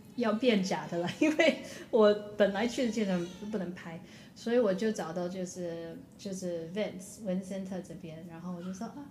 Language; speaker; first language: Chinese; early bilingual, other home language; English